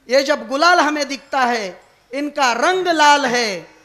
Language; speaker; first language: Hindi; non-native, local second language; Marathi